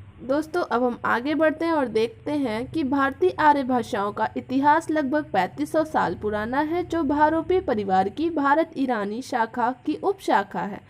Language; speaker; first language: Hindi; native; Hindi